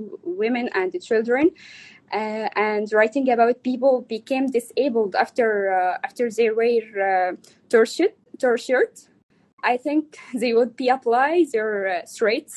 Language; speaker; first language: English; non-native, learner; Arabic